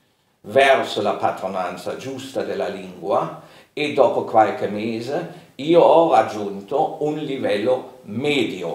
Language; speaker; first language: Italian; non-native, fluent; German